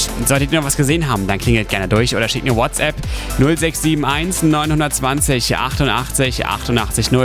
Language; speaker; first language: German; native; German